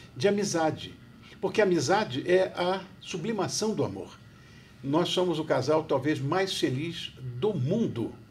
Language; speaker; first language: Portuguese; native; Portuguese